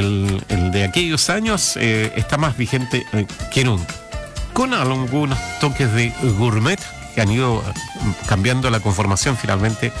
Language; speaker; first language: Spanish; native; Spanish